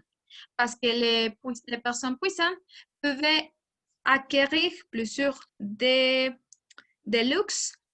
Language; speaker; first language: French; non-native, learner; Spanish